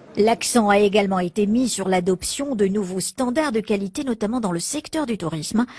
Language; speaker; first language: French; non-native, local second language; Arabic